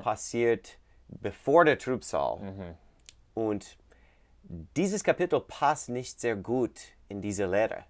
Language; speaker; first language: German; non-native, learner; English